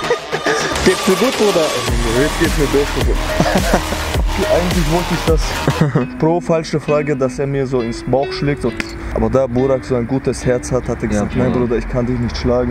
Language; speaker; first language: German; early bilingual, other home language; Chechen